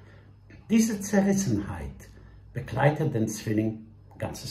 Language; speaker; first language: German; non-native, fluent; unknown